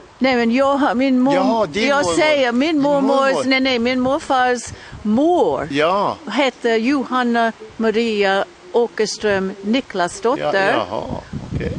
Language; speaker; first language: Swedish; non-native, fluent; English